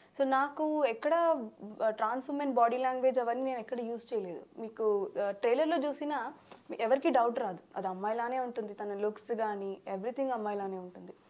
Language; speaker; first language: Telugu; early bilingual, heritage; Telugu